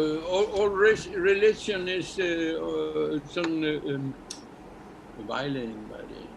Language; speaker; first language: English; non-native, learner; Icelandic